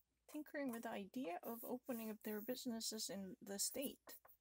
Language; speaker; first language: English; non-native, fluent; Korean